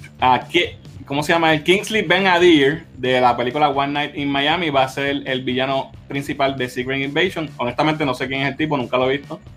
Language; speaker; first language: Spanish; native; Spanish